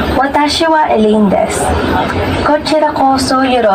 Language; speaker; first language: Japanese; non-native, learner; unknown